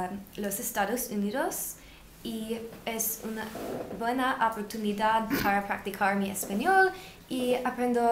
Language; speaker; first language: Spanish; non-native, learner; English